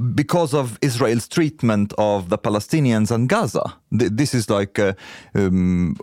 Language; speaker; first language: English; non-native, fluent; Arabic